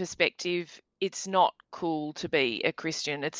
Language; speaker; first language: English; native; English